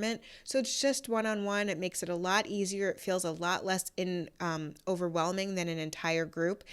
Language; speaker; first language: English; native; English